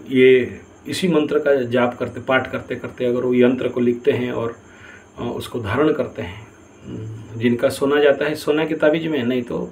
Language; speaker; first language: Hindi; non-native, local second language; Odia